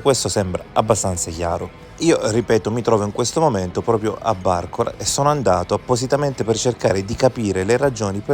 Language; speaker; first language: Italian; native; Italian